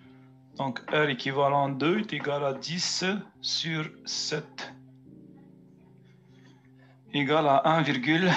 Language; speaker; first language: French; native; French